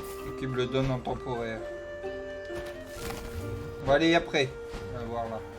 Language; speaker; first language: French; native; French